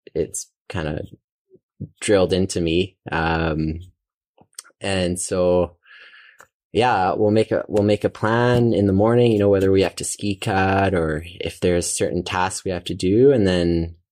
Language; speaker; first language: English; native; English